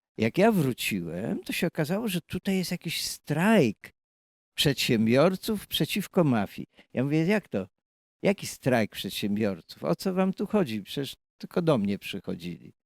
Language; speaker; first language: Polish; native; Polish